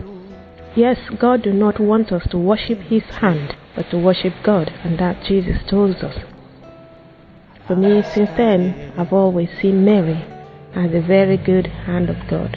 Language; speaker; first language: English; non-native, local second language; Igbo